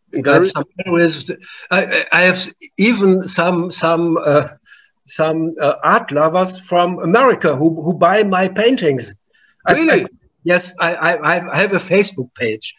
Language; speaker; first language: English; non-native, learner; German